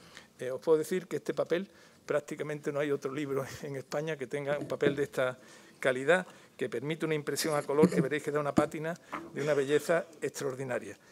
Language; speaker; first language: Spanish; native; Spanish